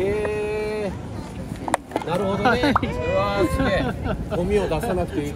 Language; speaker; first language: Japanese; native; Japanese